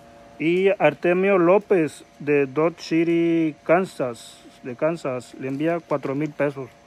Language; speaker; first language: Spanish; native; Spanish